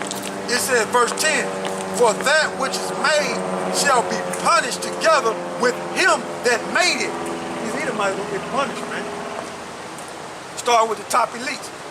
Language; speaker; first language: English; native; English